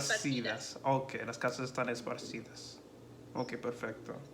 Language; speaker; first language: Spanish; non-native, learner; English